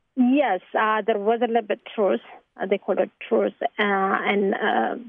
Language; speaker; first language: English; non-native, fluent; Tigrinya